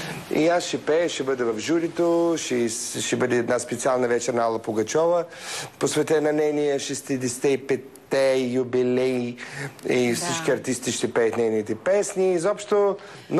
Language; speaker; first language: Bulgarian; early bilingual, heritage; Russian